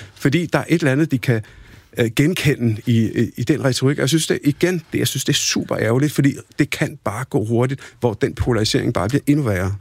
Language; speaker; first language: Danish; early bilingual, other home language; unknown